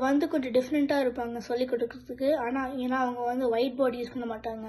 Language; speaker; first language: Tamil; early bilingual, heritage; Tamil